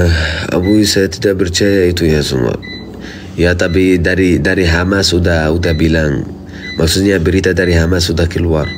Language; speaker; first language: Indonesian; non-native, fluent; Arabic